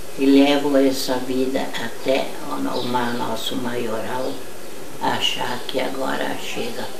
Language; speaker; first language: Portuguese; early bilingual, other home language; German